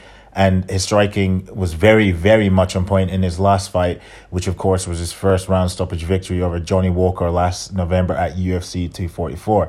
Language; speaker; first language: English; native; English